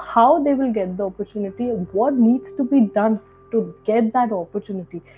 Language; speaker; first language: English; non-native, local second language; Hindi